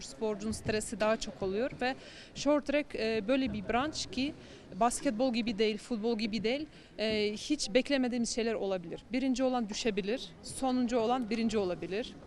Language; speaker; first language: Turkish; non-native, fluent; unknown